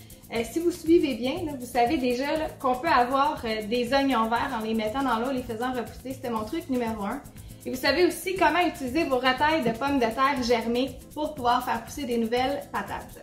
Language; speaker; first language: French; native; French